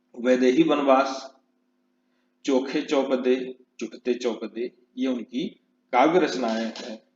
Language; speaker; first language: Hindi; native; Hindi